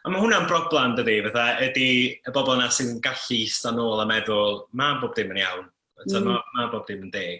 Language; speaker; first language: Welsh; native; Welsh